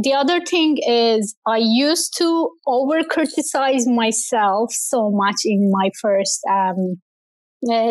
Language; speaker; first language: English; non-native, fluent; Turkish